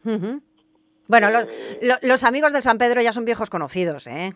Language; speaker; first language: Spanish; native; Spanish